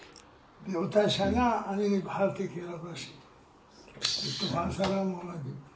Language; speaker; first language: Hebrew; non-native, fluent; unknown